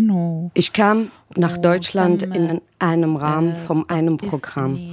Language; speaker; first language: German; non-native, learner; Arabic